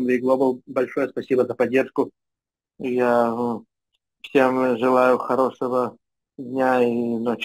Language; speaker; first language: Russian; non-native, fluent; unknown